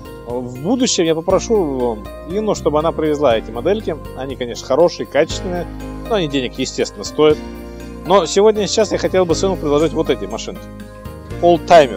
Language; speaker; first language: Russian; native; Russian